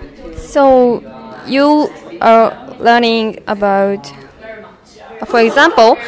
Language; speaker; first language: English; non-native, learner; Japanese